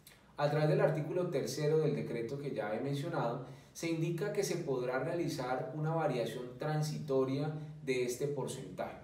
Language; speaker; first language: Spanish; native; Spanish